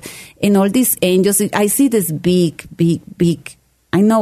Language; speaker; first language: English; non-native, learner; Spanish